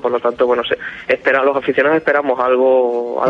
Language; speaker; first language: Spanish; native; Spanish